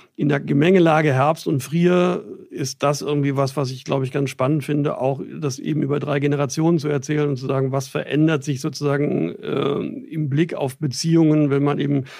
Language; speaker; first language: German; native; German